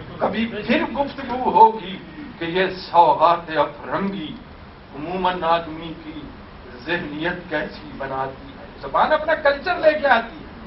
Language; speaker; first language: Urdu; non-native, local second language; Punjabi